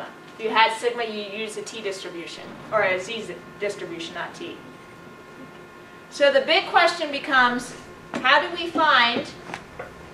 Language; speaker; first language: English; native; English